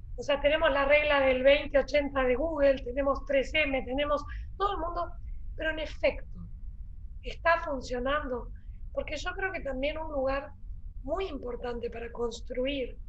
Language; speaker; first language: Spanish; native; Spanish